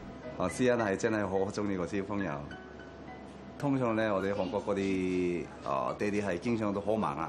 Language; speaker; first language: Cantonese; non-native, learner; Korean